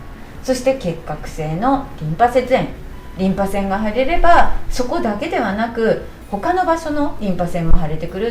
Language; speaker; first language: Japanese; native; Japanese